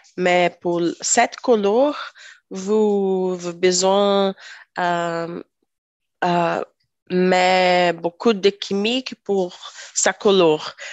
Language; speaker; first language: French; non-native, learner; Portuguese